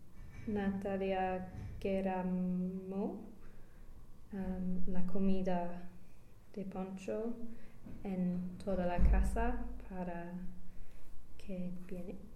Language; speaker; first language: Spanish; non-native, learner; English